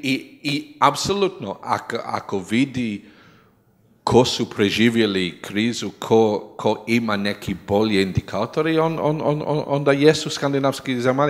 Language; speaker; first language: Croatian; non-native, learner; English